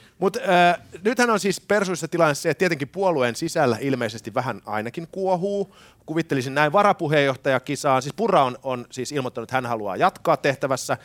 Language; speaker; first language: Finnish; native; Finnish